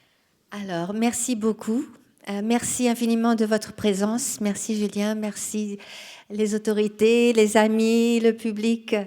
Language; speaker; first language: French; non-native, fluent; Portuguese